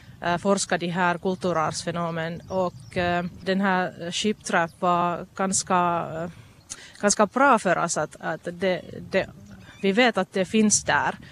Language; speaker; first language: Swedish; non-native, local second language; Finnish